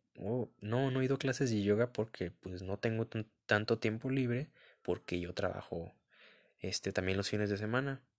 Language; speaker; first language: Spanish; early bilingual, heritage; Spanish